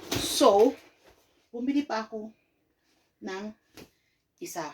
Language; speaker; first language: Filipino; native; Filipino